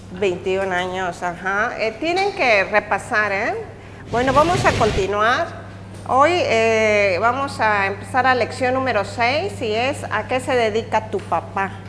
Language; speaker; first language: Spanish; native; Spanish